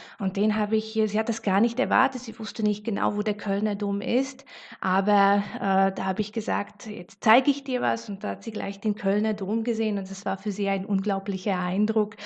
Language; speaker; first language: German; non-native, fluent; Slovak